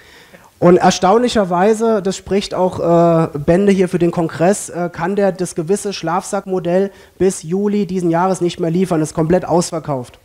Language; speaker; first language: German; native; German